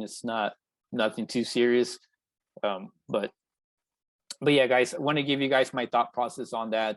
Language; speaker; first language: English; native; English